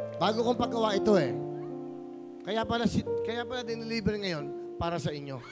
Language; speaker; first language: Filipino; native; Filipino